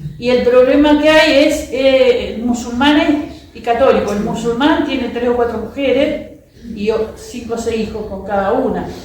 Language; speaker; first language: Spanish; native; Spanish